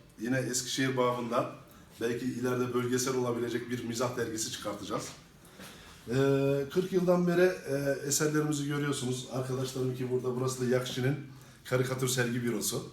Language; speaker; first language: Turkish; native; Turkish